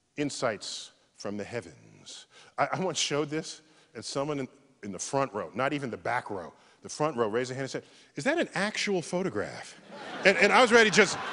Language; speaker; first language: English; native; English